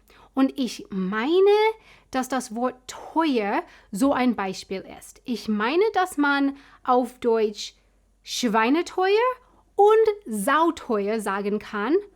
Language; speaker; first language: German; non-native, fluent; English